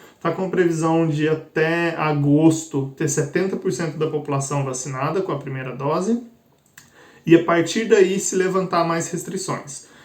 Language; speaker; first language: Portuguese; native; Portuguese